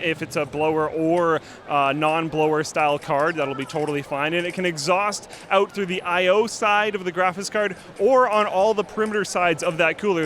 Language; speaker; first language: English; native; English